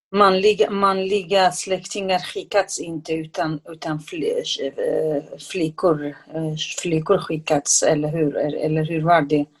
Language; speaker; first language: Swedish; non-native, fluent; Kurdish